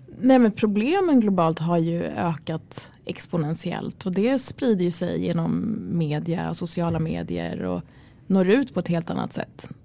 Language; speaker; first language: Swedish; early bilingual, other home language; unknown